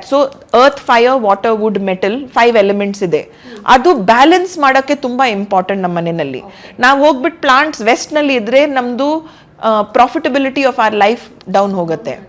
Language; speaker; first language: Kannada; non-native, local second language; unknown